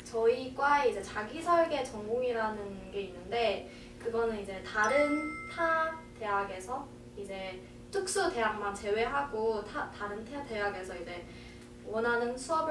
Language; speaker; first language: Korean; early bilingual, heritage; Korean